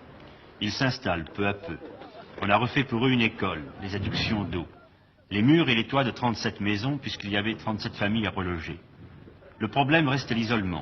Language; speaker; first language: French; native; French